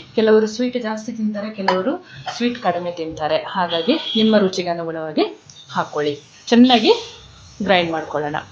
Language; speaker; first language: Kannada; non-native, local second language; Kodava